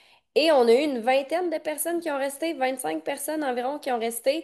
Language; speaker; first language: French; native; French